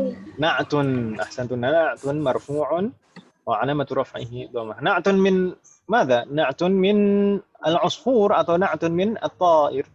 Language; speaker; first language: Arabic; non-native, fluent; Indonesian